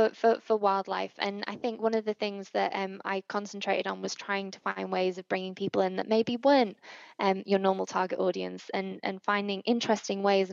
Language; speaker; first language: English; native; English